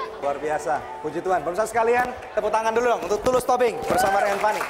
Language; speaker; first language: Indonesian; native; Indonesian